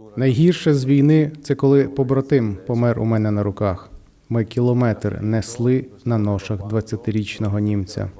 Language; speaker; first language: Ukrainian; non-native, learner; Italian